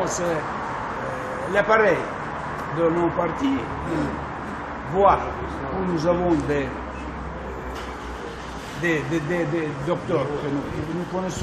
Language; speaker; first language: French; non-native, learner; Russian